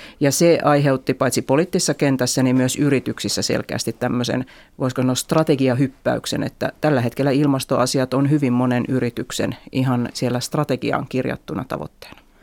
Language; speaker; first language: Finnish; native; Finnish